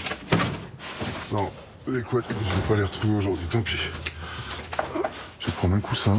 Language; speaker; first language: French; native; French